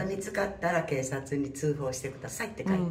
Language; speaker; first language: Japanese; native; Japanese